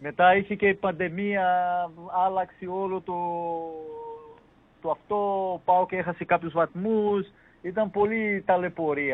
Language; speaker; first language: Greek; non-native, fluent; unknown